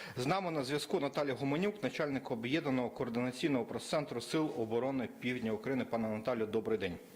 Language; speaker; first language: Ukrainian; native; Ukrainian